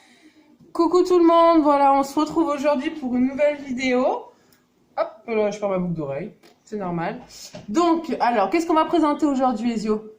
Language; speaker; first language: French; native; French